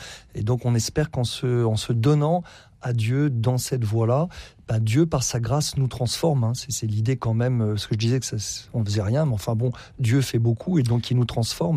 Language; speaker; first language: French; native; French